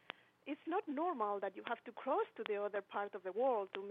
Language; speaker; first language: English; non-native, fluent; Spanish